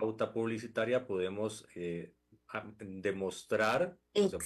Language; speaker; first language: Spanish; native; Spanish